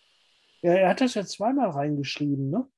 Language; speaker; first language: German; native; German